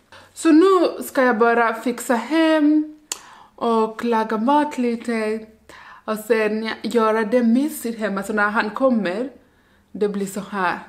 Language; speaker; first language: Swedish; non-native, learner; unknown